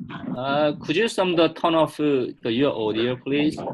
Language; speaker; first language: English; non-native, fluent; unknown